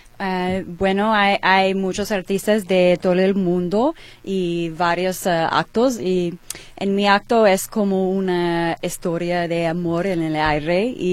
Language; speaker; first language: Spanish; non-native, learner; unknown